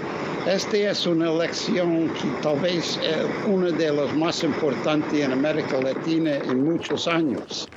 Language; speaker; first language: Spanish; non-native, fluent; English